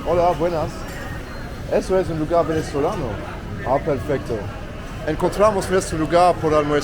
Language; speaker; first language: Spanish; non-native, learner; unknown